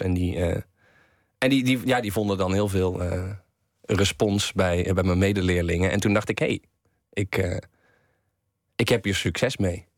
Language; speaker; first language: Dutch; native; Dutch